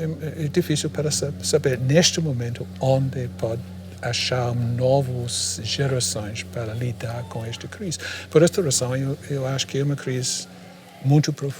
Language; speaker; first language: Portuguese; non-native, fluent; English